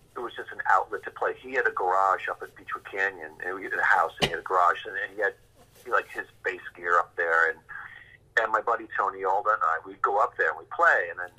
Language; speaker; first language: English; native; English